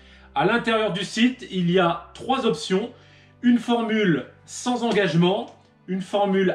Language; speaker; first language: French; native; French